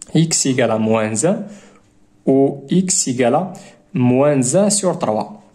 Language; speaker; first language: French; non-native, local second language; Arabic